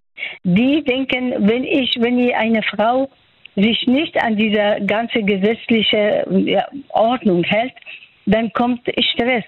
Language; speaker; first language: German; non-native, fluent; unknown